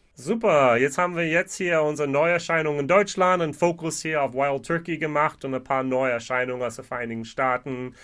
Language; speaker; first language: German; non-native, fluent; English